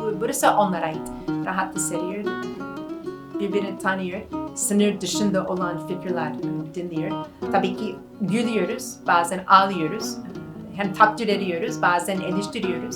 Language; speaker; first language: Turkish; non-native, learner; English